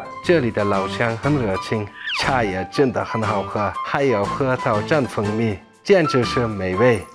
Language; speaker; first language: Chinese; non-native, fluent; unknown